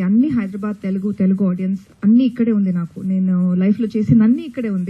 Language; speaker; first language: Telugu; non-native, fluent; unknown